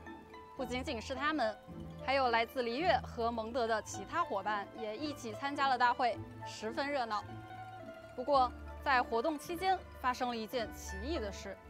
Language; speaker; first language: Chinese; native; Chinese